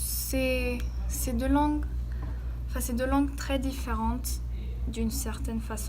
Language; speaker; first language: French; early bilingual, heritage; French